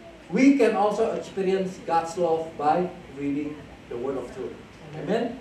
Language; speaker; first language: English; non-native, fluent; Indonesian